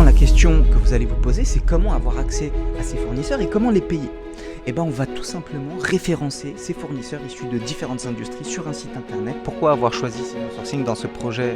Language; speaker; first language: French; native; French